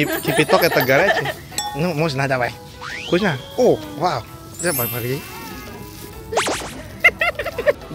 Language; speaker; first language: Russian; non-native, learner; Indonesian